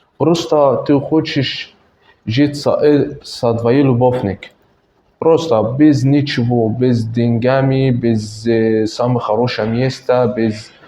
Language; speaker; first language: Russian; non-native, learner; Arabic